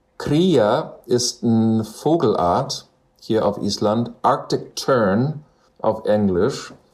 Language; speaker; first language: German; non-native, fluent; English